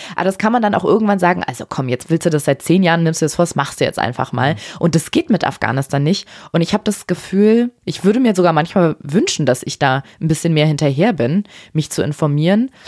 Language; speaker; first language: German; native; German